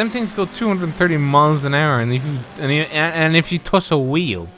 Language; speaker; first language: English; native; English